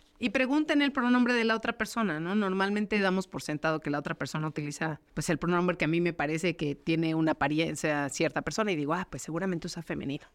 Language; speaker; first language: Spanish; native; Spanish